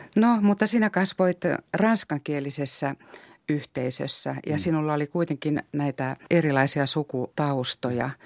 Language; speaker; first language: Finnish; native; Finnish